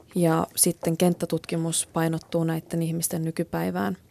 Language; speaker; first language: Finnish; native; Finnish